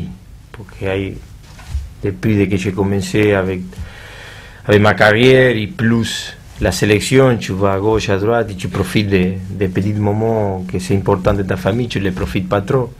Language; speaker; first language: French; non-native, learner; Spanish